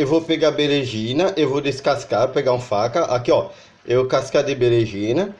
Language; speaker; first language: Portuguese; non-native, learner; Haitian Creole